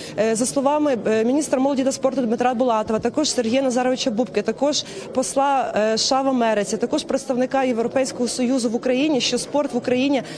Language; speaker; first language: Ukrainian; native; Ukrainian